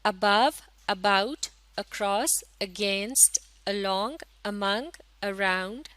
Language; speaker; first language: English; non-native, local second language; Urdu